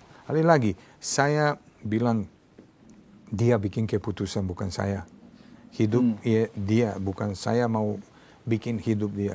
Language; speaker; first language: Indonesian; non-native, fluent; Serbian